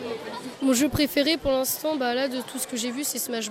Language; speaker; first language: French; native; French